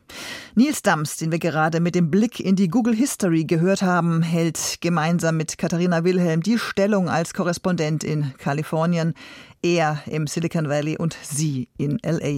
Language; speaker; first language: German; native; German